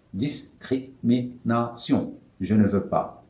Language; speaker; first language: French; non-native, local second language; Arabic